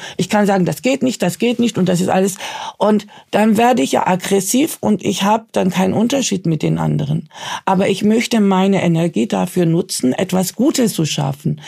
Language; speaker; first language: German; early bilingual, other home language; Turkish